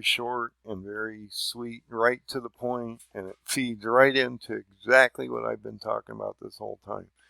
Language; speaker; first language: English; native; English